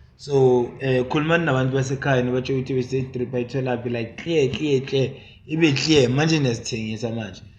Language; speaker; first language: Zulu; native; Zulu